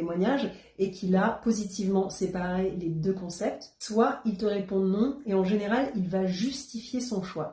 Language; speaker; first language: French; native; French